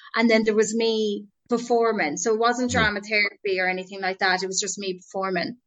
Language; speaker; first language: English; native; English